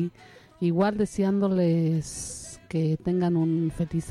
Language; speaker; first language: Spanish; native; Spanish